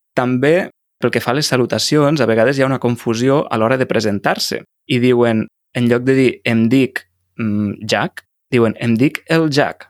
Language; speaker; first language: Catalan; native; Catalan